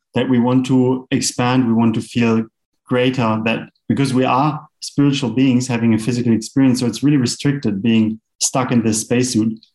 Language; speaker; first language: English; non-native, fluent; German